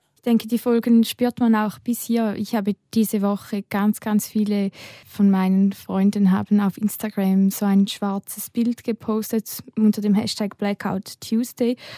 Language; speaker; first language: German; native; German